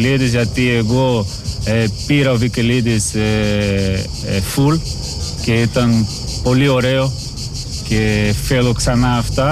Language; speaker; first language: Greek; non-native, learner; Portuguese